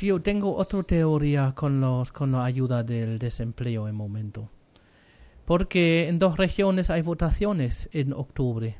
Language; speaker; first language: Spanish; non-native, learner; German